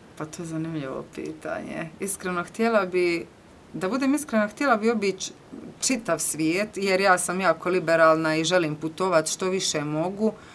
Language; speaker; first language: Croatian; native; Croatian